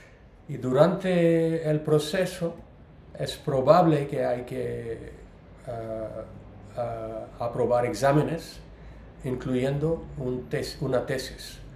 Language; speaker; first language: Spanish; non-native, learner; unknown